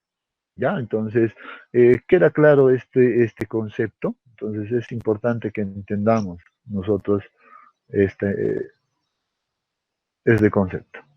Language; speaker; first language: Spanish; native; Spanish